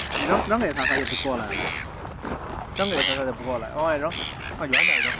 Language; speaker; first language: Chinese; native; Chinese